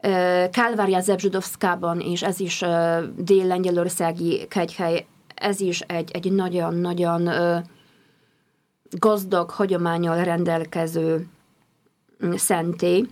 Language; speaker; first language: Hungarian; non-native, fluent; Polish